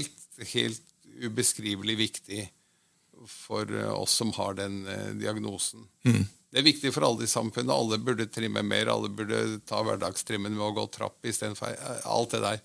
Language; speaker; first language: Norwegian; native; Norwegian